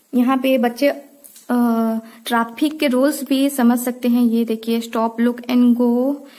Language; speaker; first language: Hindi; non-native, local second language; Odia